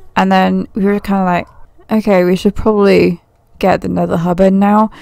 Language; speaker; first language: English; native; English